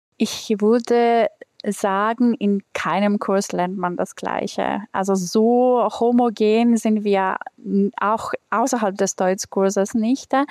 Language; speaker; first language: German; non-native, fluent; Greek